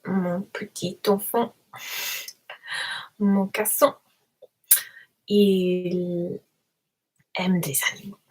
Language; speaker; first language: French; non-native, learner; English